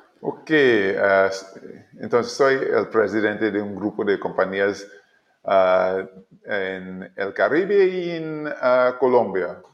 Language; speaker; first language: Spanish; non-native, learner; English